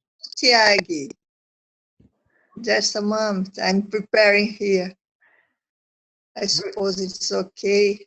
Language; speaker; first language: English; non-native, learner; Portuguese